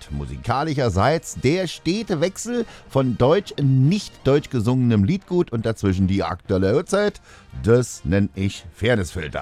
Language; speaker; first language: German; native; German